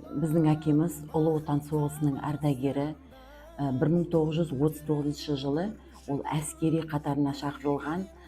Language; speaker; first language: Kazakh; non-native, local second language; Russian